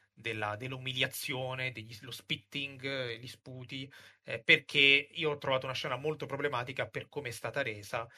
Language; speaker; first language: Italian; native; Italian